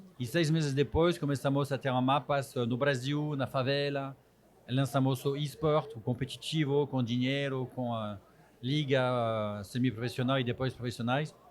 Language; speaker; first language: Portuguese; non-native, fluent; French